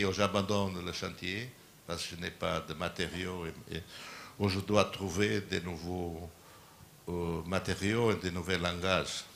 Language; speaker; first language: French; non-native, learner; Portuguese